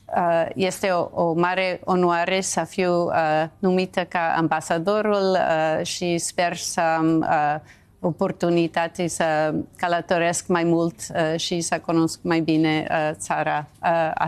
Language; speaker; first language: Romanian; non-native, fluent; English